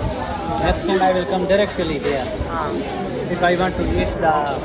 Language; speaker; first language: English; non-native, learner; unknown